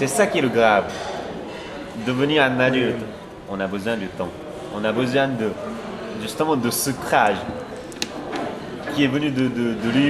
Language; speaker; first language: French; non-native, fluent; Japanese